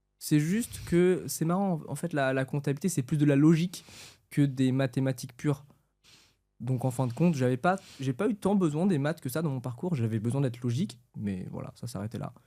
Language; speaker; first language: French; native; French